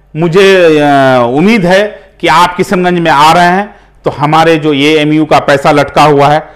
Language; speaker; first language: Hindi; native; Hindi